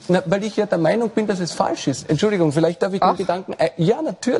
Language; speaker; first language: German; native; German